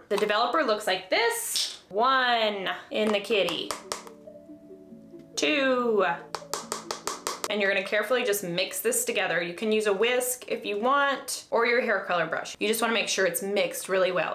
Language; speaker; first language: English; native; English